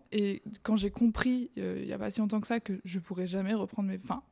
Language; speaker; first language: French; native; French